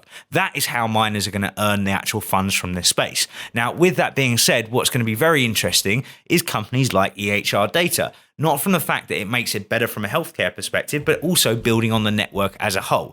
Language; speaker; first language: English; native; English